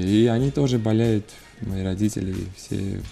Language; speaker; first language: Russian; non-native, learner; Georgian